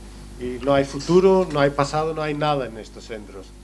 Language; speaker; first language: Spanish; non-native, learner; Greek